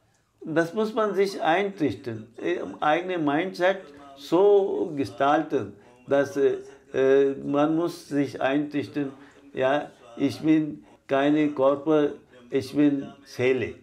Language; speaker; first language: German; non-native, fluent; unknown